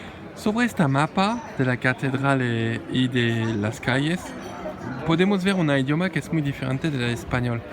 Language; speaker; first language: Spanish; non-native, learner; French